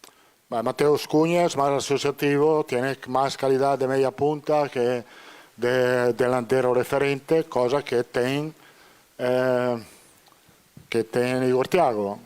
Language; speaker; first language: Portuguese; non-native, fluent; Italian